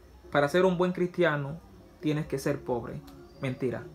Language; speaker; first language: Spanish; native; Spanish